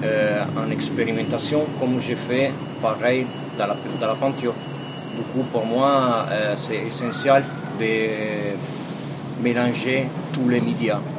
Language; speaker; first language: French; non-native, fluent; Italian